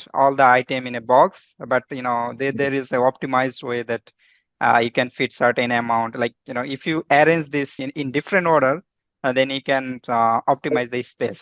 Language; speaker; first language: English; non-native, fluent; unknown